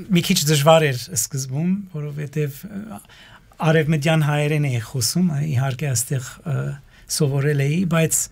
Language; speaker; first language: Armenian; early bilingual, heritage; Armenian